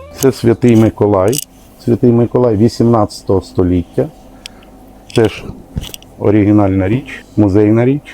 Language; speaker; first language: Ukrainian; native; Ukrainian